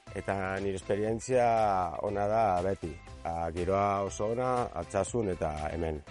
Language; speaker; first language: Basque; non-native, local second language; Spanish